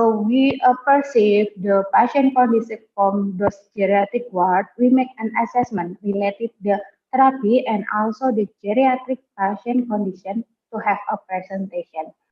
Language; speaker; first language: English; non-native, learner; Indonesian